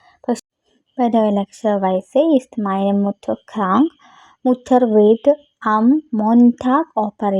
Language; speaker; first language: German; non-native, learner; Malayalam